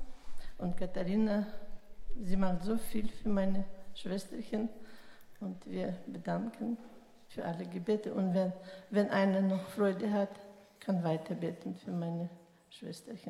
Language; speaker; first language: German; non-native, learner; Russian